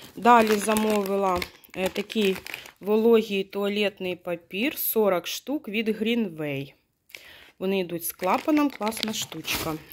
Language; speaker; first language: Ukrainian; non-native, local second language; Russian